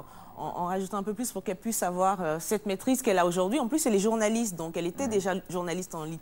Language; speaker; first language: French; native; French